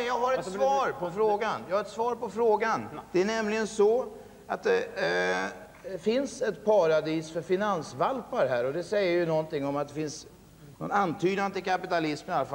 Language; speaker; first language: Swedish; native; Swedish